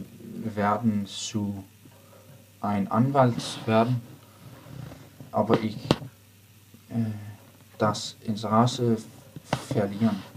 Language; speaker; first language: German; non-native, learner; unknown